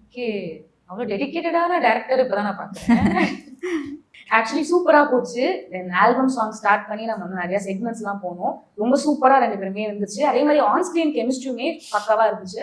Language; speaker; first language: Tamil; native; Tamil